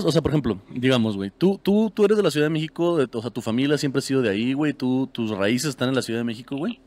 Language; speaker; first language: Spanish; native; Spanish